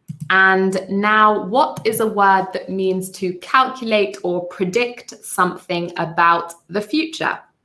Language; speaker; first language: English; native; English